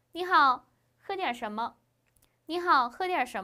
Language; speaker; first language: Chinese; non-native, fluent; Korean